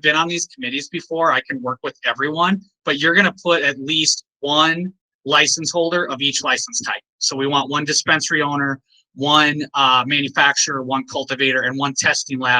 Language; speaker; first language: English; native; English